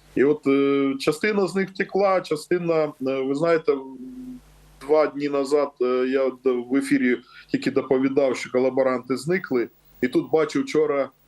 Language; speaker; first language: Ukrainian; native; Ukrainian